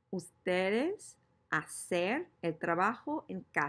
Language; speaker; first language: Spanish; non-native, fluent; English